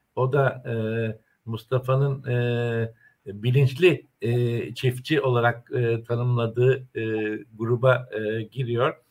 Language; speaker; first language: Turkish; native; Turkish